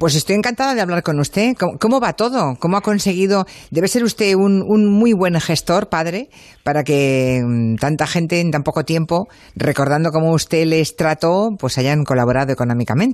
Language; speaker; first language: Spanish; native; Spanish